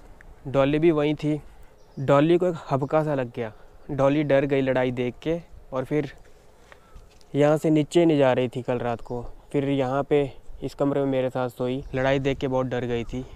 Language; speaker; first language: Hindi; native; Hindi